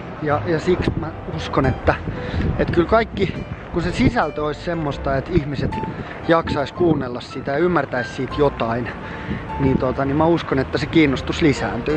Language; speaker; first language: Finnish; native; Finnish